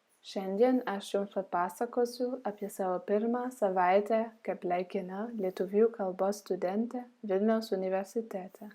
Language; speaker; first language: Lithuanian; non-native, fluent; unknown